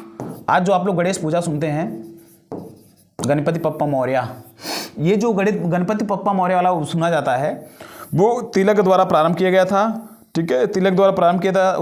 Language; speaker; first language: Hindi; native; Hindi